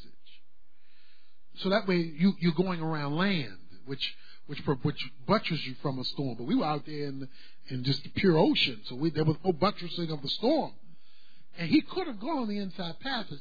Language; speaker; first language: English; native; English